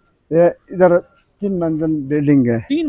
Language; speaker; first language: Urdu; non-native, local second language; Pashto